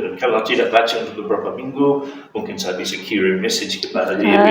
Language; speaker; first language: Indonesian; non-native, fluent; English